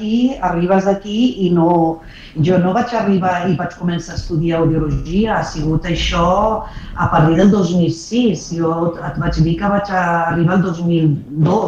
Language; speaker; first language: Catalan; non-native, fluent; Arabic